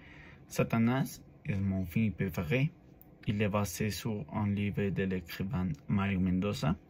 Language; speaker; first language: French; non-native, learner; Spanish